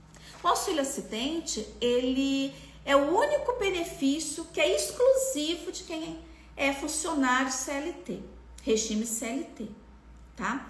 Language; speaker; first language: Portuguese; native; Portuguese